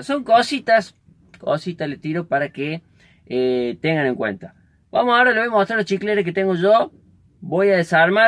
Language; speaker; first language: Spanish; native; Spanish